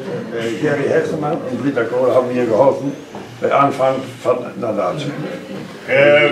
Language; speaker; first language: Dutch; non-native, learner; Czech